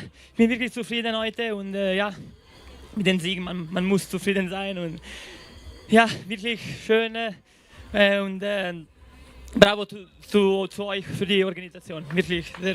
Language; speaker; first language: German; non-native, fluent; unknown